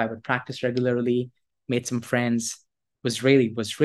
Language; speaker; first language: English; non-native, local second language; Hindi